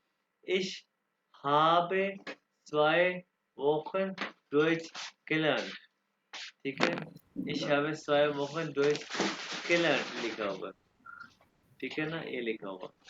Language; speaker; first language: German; non-native, learner; Urdu